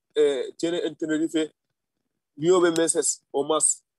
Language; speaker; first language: Spanish; non-native, fluent; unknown